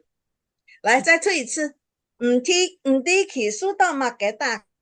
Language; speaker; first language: Chinese; early bilingual, heritage; Chinese